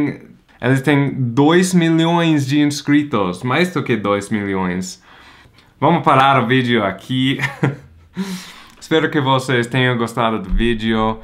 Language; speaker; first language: Portuguese; non-native, fluent; English